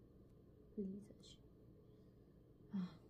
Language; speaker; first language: French; non-native, learner; Korean